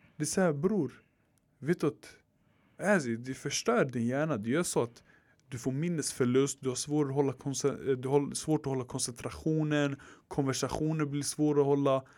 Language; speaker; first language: Swedish; early bilingual, other home language; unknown